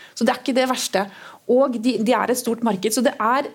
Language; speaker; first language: Norwegian; native; Norwegian